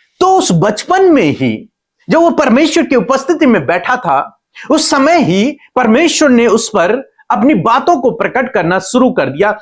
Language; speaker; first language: Hindi; native; Hindi